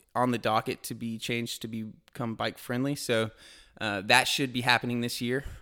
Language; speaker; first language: English; native; English